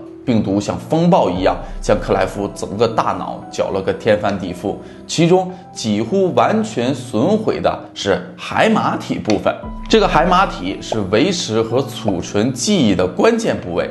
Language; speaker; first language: Chinese; native; Chinese